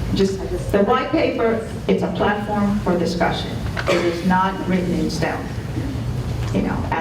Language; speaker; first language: English; non-native, fluent; Spanish